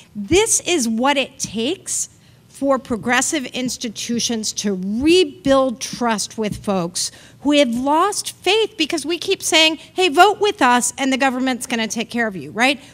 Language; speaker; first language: English; native; English